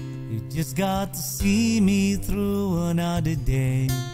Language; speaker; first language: English; non-native, local second language; Filipino